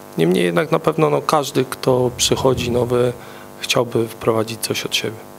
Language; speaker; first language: Polish; native; Polish